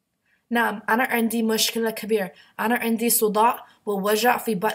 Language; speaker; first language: Arabic; non-native, learner; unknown